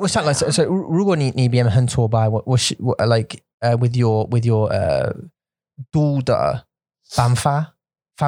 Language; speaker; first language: Chinese; non-native, learner; English